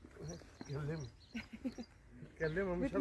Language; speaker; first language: Arabic; native; Arabic